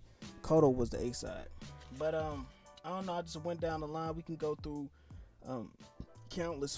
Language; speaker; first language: English; native; English